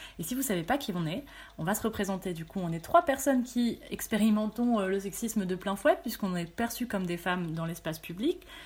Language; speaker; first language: French; early bilingual, other home language; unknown